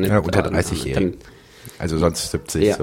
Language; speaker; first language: German; native; German